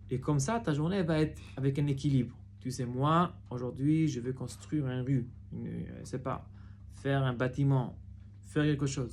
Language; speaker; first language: French; non-native, fluent; Hebrew